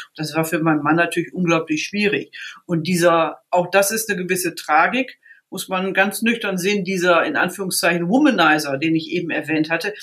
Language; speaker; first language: German; native; German